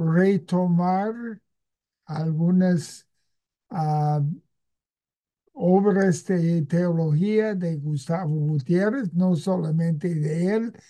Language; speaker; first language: Spanish; non-native, fluent; English